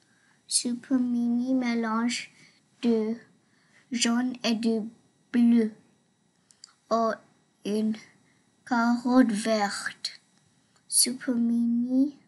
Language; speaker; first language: French; non-native, learner; English